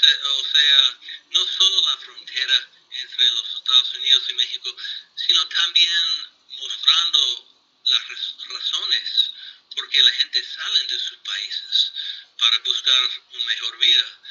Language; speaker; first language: Spanish; non-native, fluent; English